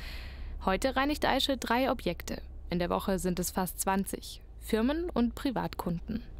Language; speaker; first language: German; native; German